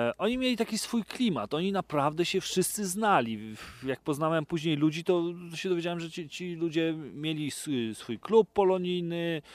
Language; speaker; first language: Polish; native; Polish